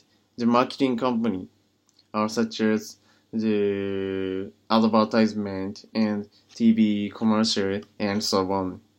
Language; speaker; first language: English; non-native, learner; Japanese